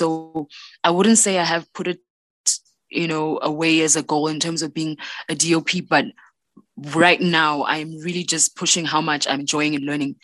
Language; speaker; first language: English; non-native, local second language; Xhosa